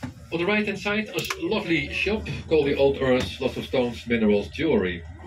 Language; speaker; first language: English; non-native, fluent; Dutch